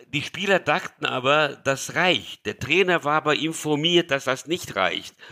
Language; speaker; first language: German; early bilingual, other home language; Hungarian